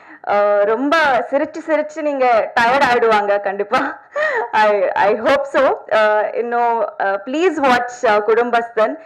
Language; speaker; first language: Tamil; non-native, learner; Telugu